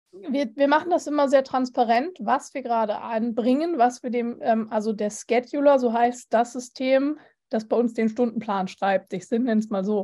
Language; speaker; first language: German; native; German